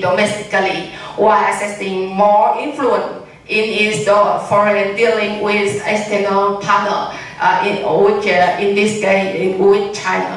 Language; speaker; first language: English; non-native, learner; Vietnamese